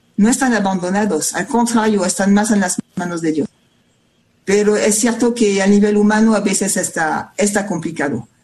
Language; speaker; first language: Spanish; non-native, fluent; French